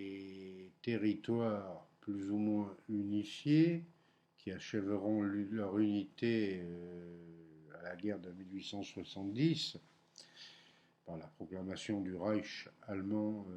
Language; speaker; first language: French; native; French